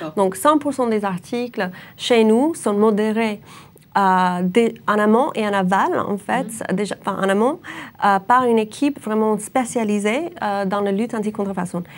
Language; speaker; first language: French; non-native, fluent; English